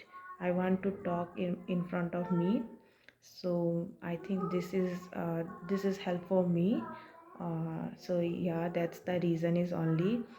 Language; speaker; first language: English; non-native, learner; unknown